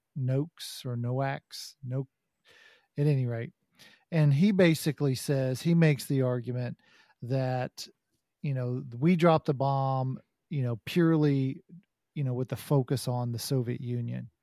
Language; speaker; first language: English; native; English